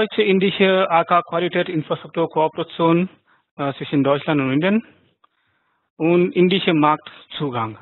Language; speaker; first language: German; non-native, fluent; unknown